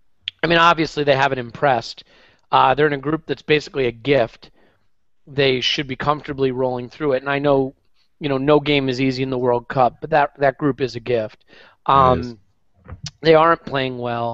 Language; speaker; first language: English; native; English